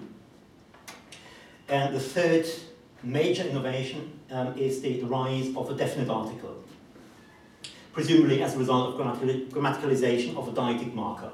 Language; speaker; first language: English; non-native, fluent; German